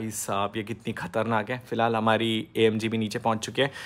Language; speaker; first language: Hindi; native; Hindi